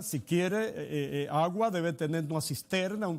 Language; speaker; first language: Spanish; native; Spanish